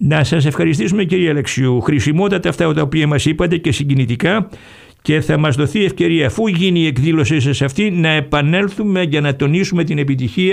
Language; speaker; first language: Greek; native; Greek